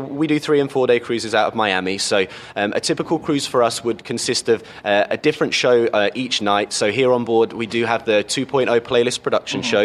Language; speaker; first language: English; native; English